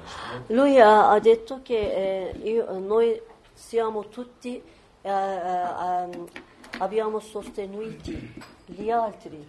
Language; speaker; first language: Italian; non-native, learner; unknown